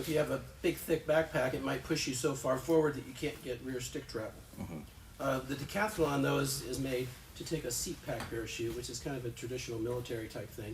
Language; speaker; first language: English; native; English